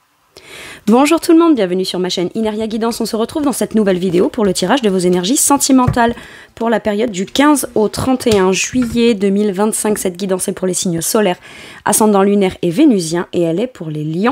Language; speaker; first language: French; native; French